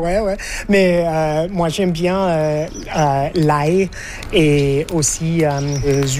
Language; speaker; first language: French; non-native, fluent; English